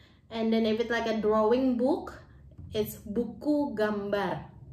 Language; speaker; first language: English; non-native, fluent; Indonesian